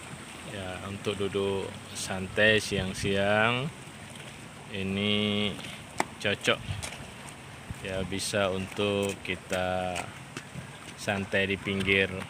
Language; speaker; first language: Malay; non-native, local second language; Javanese